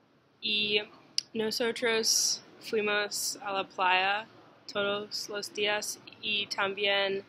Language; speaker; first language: Spanish; non-native, learner; English